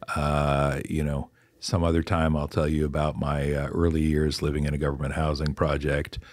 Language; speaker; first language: English; native; English